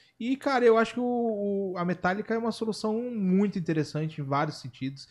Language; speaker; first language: Portuguese; native; Portuguese